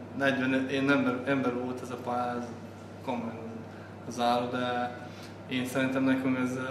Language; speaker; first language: Hungarian; non-native, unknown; Serbian